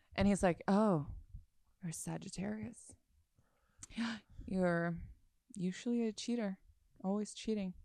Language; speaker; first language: English; non-native, fluent; Swedish